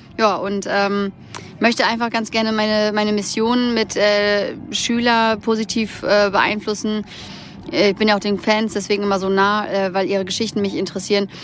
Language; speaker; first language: German; early bilingual, other home language; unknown